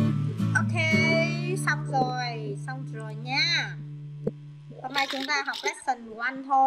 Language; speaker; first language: Vietnamese; native; Vietnamese